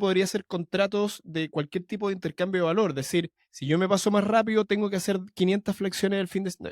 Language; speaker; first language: Spanish; native; Spanish